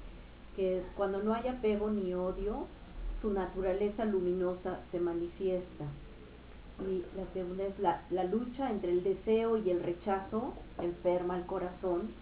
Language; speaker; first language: Spanish; native; Spanish